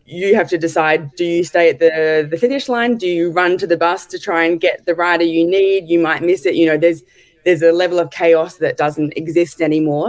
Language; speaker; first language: English; native; English